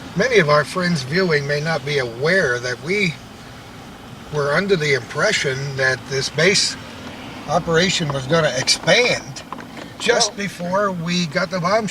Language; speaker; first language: English; native; English